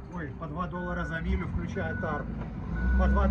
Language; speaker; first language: Russian; native; Russian